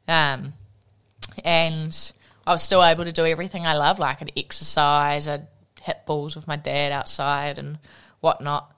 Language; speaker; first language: English; native; English